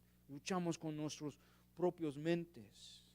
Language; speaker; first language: Spanish; non-native, learner; English